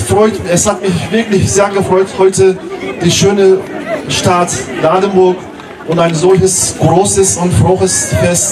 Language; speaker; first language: German; non-native, fluent; Turkish